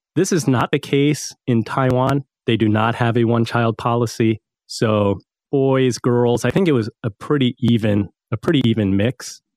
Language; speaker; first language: English; native; English